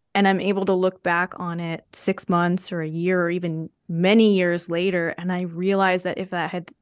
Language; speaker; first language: English; native; English